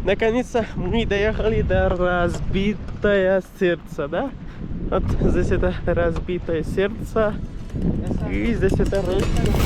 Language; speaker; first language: Russian; non-native, learner; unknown